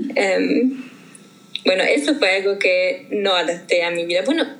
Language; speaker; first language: Spanish; non-native, fluent; German